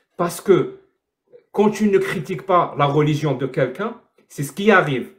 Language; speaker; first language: French; non-native, local second language; Arabic